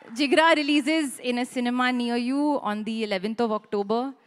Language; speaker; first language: English; non-native, local second language; Hindi